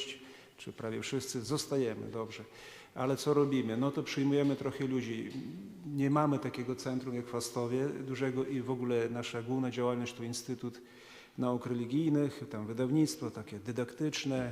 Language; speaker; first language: Polish; non-native, fluent; Ukrainian